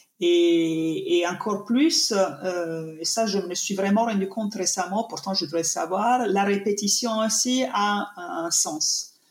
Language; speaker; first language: French; non-native, fluent; Italian